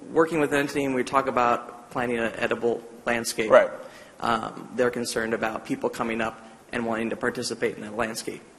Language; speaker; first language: English; native; English